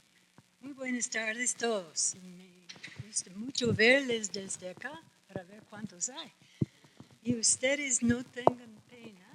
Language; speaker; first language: Spanish; non-native, fluent; English